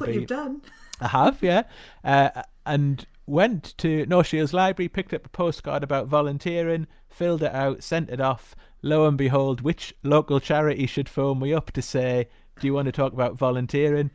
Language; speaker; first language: English; native; English